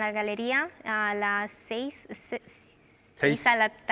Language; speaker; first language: Spanish; non-native, fluent; Romanian